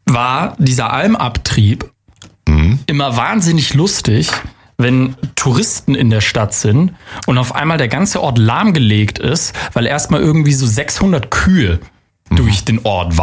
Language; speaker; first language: German; native; German